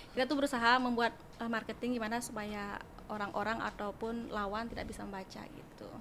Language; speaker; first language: Indonesian; non-native, local second language; Balinese